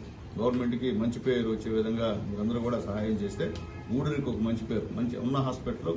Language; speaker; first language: Telugu; native; Telugu